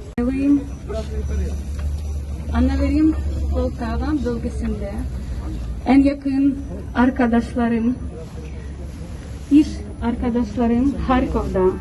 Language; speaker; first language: Turkish; non-native, learner; Ukrainian